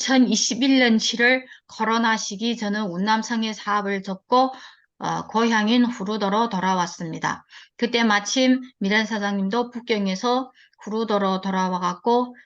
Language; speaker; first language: Korean; early bilingual, heritage; Korean